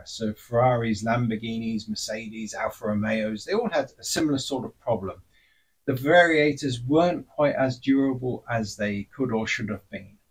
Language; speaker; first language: English; native; English